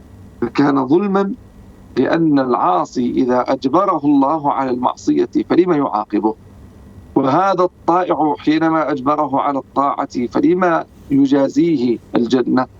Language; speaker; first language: Arabic; native; Arabic